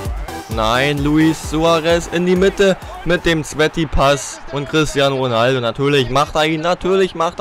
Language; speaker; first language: German; native; German